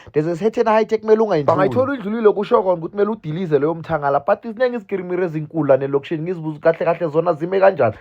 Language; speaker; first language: Zulu; non-native, local second language; South Ndebele